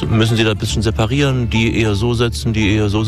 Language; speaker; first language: German; native; German